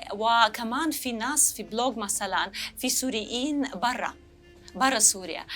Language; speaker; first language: Arabic; non-native, learner; Russian